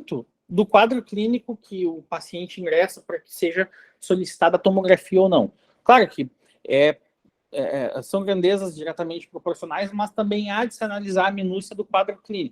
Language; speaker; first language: Portuguese; native; Portuguese